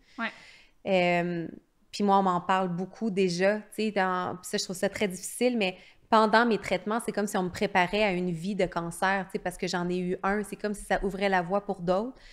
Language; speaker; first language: French; native; French